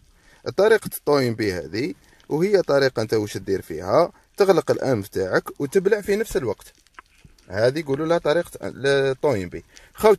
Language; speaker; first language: Arabic; native; Arabic